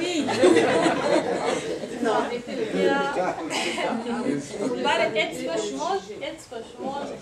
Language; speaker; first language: Norwegian; non-native, learner; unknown